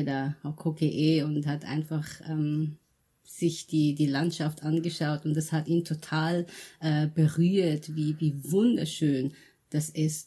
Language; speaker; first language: German; early bilingual, other home language; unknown